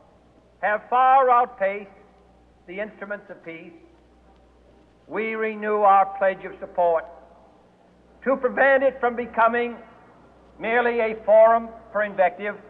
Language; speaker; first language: English; native; English